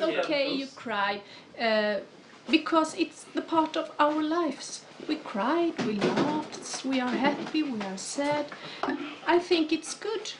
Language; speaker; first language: English; non-native, fluent; Swedish